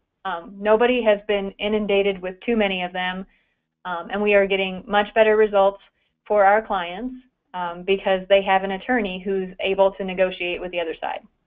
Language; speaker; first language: English; native; English